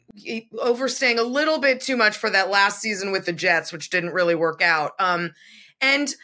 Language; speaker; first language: English; native; English